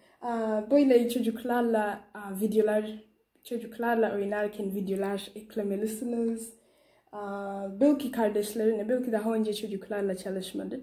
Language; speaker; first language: Turkish; non-native, learner; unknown